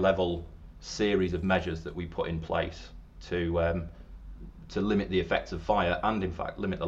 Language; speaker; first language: English; native; English